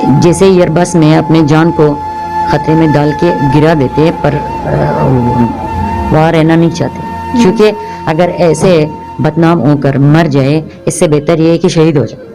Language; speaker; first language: Hindi; non-native, fluent; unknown